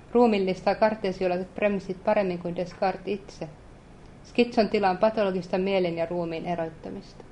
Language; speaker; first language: Finnish; native; Finnish